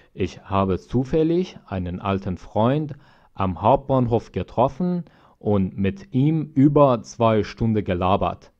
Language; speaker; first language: German; non-native, fluent; Persian